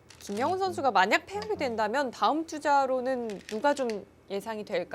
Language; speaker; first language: Korean; native; Korean